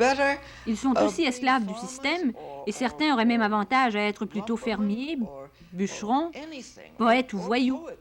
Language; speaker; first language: French; native; French